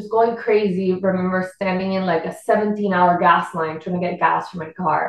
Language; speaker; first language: English; non-native, fluent; Spanish